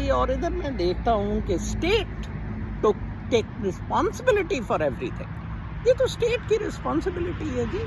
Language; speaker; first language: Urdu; non-native, local second language; Punjabi